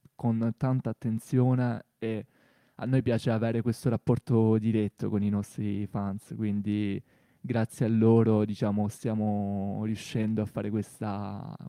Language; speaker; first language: Italian; native; Italian